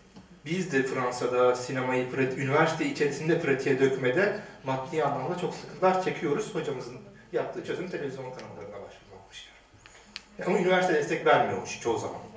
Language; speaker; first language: Turkish; native; Turkish